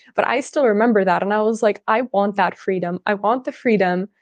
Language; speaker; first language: English; early bilingual, other home language; Russian